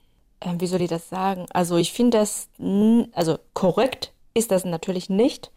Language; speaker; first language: German; non-native, fluent; Chinese